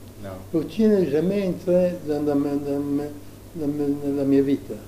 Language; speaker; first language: French; non-native, learner; Italian